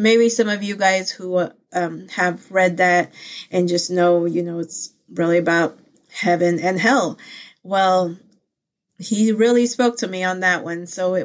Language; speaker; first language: English; early bilingual, other home language; Pangasinan